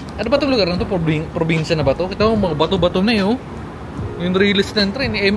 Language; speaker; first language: Filipino; native; Filipino